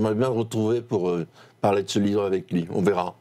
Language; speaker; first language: French; native; French